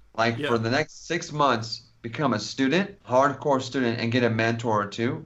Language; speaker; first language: English; native; English